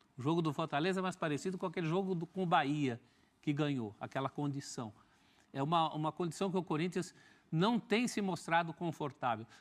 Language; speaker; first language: Portuguese; native; Portuguese